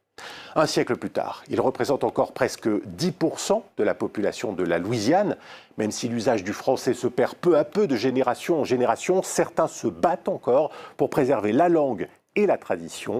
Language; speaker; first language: French; native; French